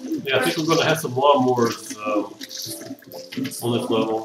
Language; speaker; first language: English; native; English